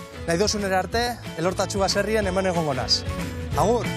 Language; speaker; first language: Basque; native; Basque